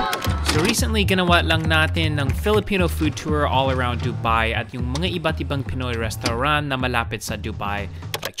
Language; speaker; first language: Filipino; non-native, fluent; English